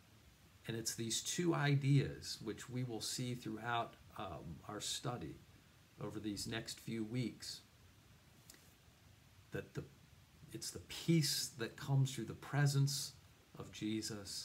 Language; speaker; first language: English; native; English